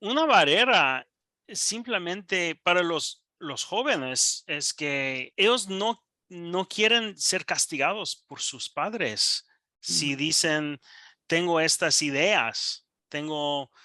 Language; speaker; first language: Spanish; non-native, learner; English